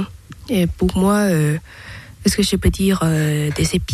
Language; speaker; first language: French; non-native, learner; Thai